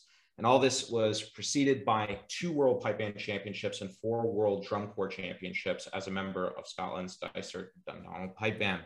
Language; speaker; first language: English; native; English